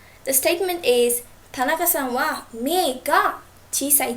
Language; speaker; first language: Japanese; non-native, fluent; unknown